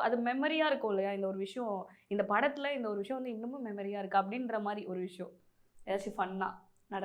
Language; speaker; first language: Tamil; native; Tamil